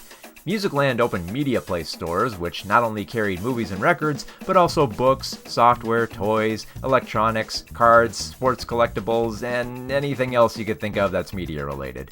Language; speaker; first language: English; native; English